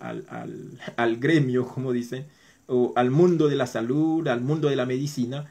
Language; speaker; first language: Spanish; non-native, fluent; Haitian Creole